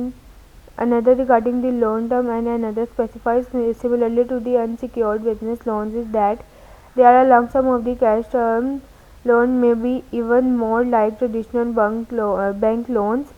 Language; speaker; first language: English; non-native, local second language; Urdu